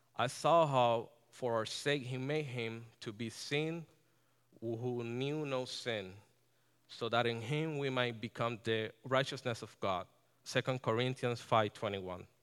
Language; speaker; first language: English; non-native, fluent; Spanish